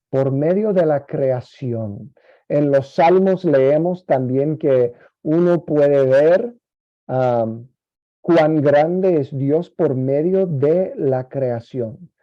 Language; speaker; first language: Spanish; non-native, fluent; English